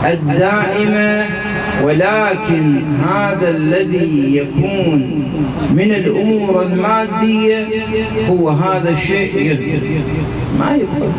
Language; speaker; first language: Arabic; native; Arabic